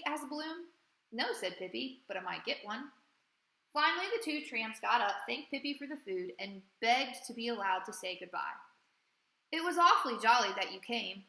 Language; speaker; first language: English; native; English